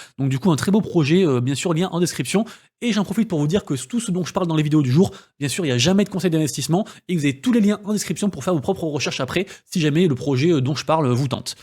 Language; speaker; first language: French; native; French